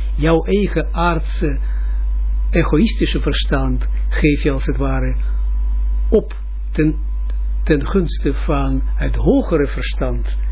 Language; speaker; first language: Dutch; non-native, fluent; Russian